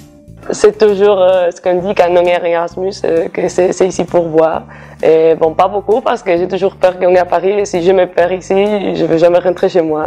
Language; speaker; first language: French; non-native, fluent; Spanish